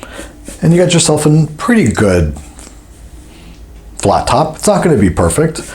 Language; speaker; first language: English; native; English